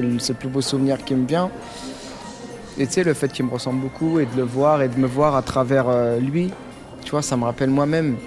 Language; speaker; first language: French; native; French